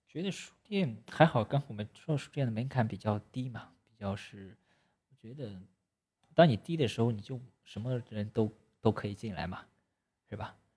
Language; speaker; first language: Chinese; native; Chinese